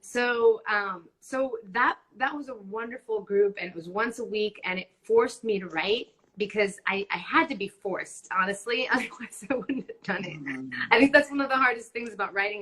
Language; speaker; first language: English; non-native, fluent; Spanish